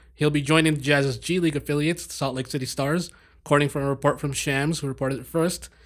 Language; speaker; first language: English; native; English